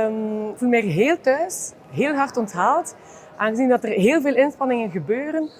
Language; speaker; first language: Dutch; native; Dutch